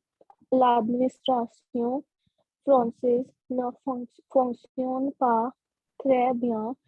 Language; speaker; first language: French; non-native, learner; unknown